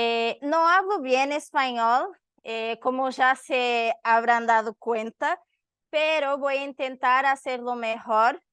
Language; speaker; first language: Spanish; non-native, learner; Portuguese